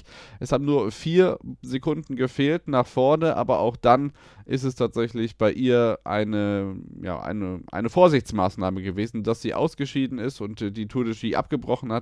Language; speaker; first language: German; native; German